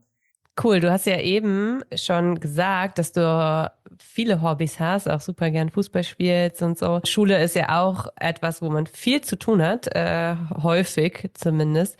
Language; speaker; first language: German; native; German